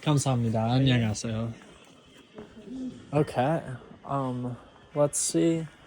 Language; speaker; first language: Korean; non-native, learner; English